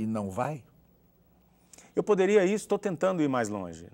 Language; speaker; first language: Portuguese; native; Portuguese